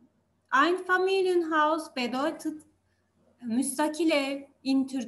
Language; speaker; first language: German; non-native, learner; Turkish